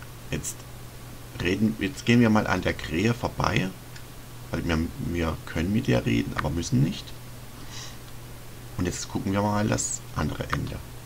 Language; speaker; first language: German; native; German